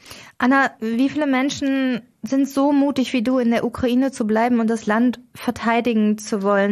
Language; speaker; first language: German; native; German